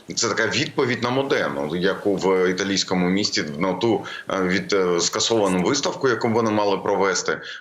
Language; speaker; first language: Ukrainian; native; Ukrainian